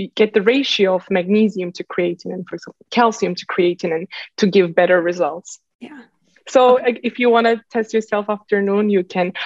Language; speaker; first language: English; non-native, fluent; Turkish